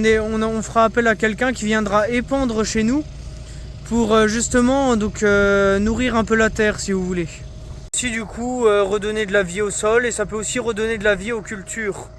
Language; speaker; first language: French; native; French